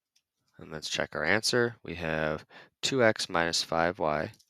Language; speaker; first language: English; native; English